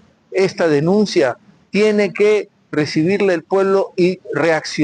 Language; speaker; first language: Spanish; native; Spanish